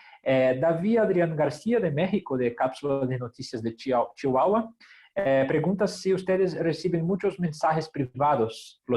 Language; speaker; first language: Spanish; non-native, fluent; Portuguese